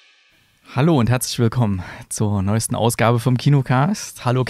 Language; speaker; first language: German; native; German